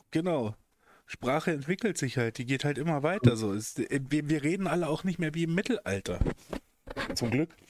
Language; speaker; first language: German; native; German